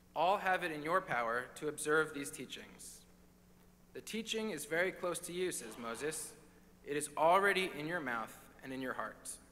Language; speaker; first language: English; native; English